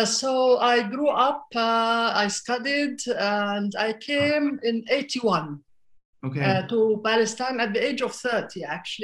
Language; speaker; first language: English; non-native, fluent; Arabic